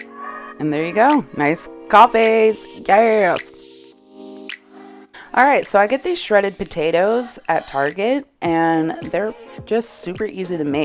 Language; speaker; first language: English; native; English